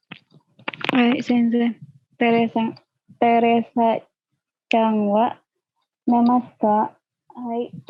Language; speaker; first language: Japanese; non-native, learner; Indonesian